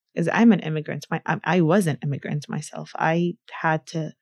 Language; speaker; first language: English; early bilingual, other home language; Arabic